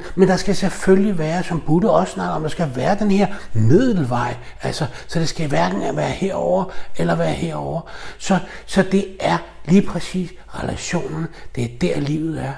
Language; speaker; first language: Danish; native; Danish